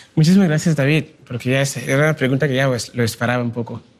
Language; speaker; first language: Spanish; non-native, fluent; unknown